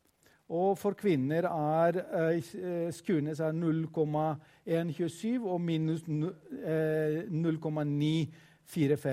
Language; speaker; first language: Norwegian; non-native, fluent; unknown